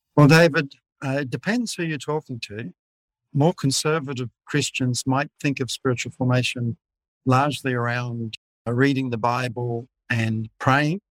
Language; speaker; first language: English; native; English